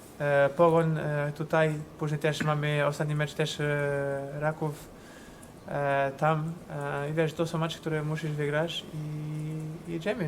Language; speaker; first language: Polish; non-native, fluent; Portuguese